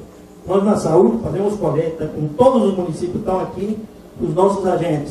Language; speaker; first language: Portuguese; native; Portuguese